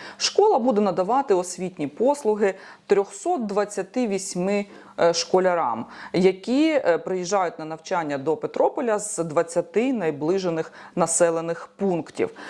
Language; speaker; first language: Ukrainian; native; Ukrainian